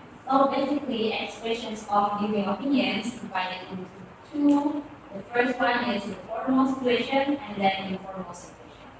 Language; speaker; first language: English; non-native, fluent; Indonesian